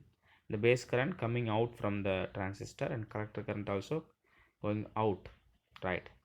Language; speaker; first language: English; non-native, local second language; Tamil